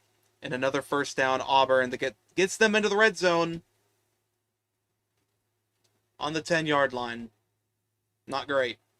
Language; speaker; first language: English; native; English